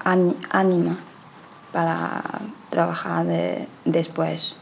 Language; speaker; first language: Spanish; non-native, learner; Chinese